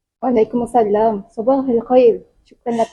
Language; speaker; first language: Arabic; non-native, learner; Malay